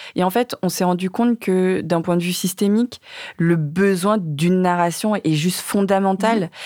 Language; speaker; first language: French; early bilingual, other home language; Vietnamese